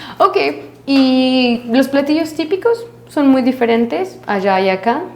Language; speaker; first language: Spanish; native; Spanish